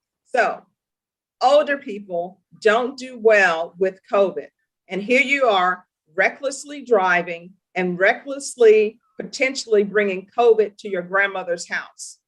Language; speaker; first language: English; native; English